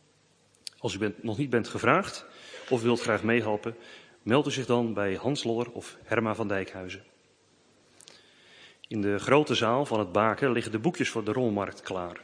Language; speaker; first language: Dutch; native; Dutch